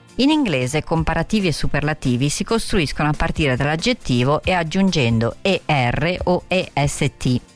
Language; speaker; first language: Italian; native; Italian